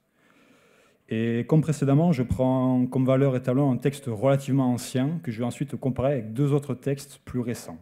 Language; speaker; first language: French; native; French